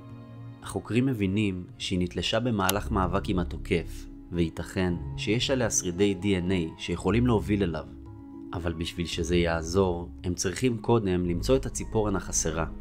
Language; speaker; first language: Hebrew; native; Hebrew